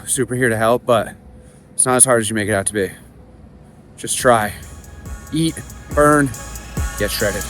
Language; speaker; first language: English; native; English